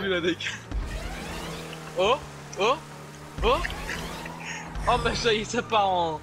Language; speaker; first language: French; native; French